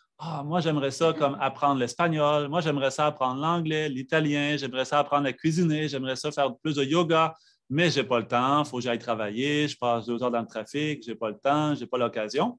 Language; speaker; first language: French; native; French